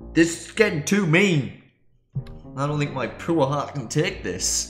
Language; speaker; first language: English; native; English